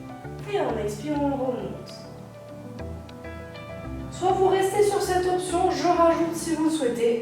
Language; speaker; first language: French; native; French